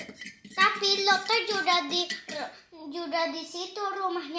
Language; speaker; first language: Indonesian; early bilingual, heritage; Indonesian